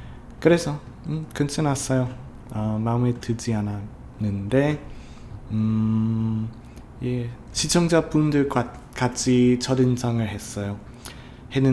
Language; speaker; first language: Korean; non-native, learner; English